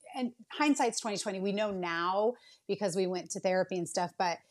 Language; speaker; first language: English; native; English